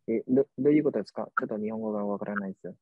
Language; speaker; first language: Japanese; non-native, learner; Vietnamese